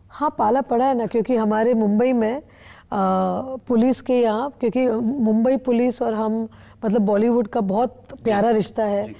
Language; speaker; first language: Hindi; non-native, local second language; Bangla